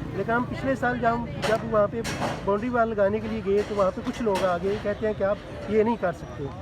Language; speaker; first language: Urdu; non-native, local second language; Punjabi